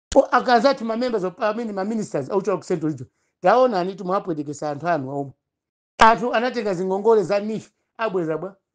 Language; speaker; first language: Nyanja; non-native, local second language; Tumbuka